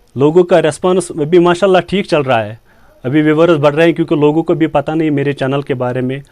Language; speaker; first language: Hindi; non-native, local second language; Kashmiri